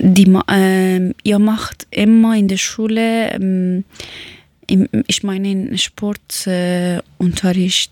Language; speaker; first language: German; non-native, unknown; Persian